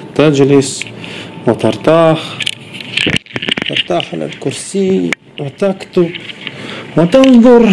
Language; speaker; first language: Arabic; non-native, fluent; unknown